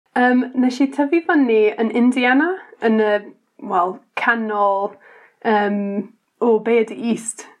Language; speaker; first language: Welsh; non-native, learner; English